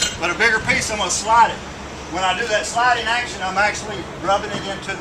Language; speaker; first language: English; native; English